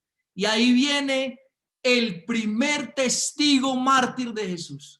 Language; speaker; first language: Spanish; native; Spanish